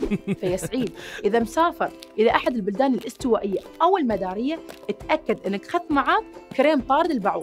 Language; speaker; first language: Arabic; native; Arabic